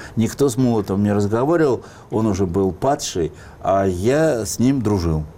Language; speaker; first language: Russian; native; Russian